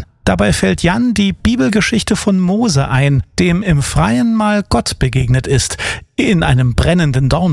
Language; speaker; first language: German; native; German